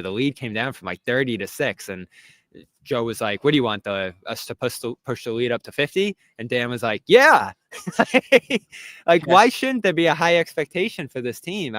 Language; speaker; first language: English; native; English